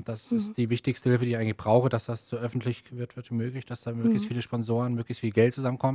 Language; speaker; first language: German; native; German